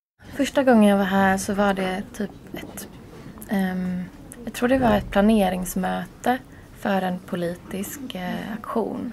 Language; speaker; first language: Swedish; native; Swedish